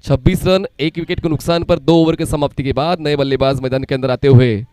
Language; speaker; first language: Hindi; non-native, local second language; Marathi